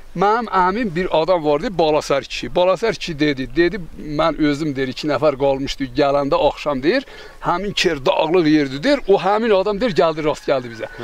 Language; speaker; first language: Azerbaijani; non-native, local second language; Talysh